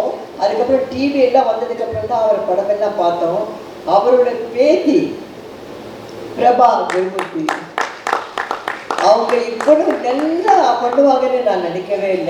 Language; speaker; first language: Tamil; non-native, local second language; Telugu